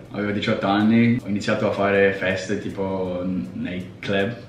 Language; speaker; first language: Italian; non-native, fluent; Russian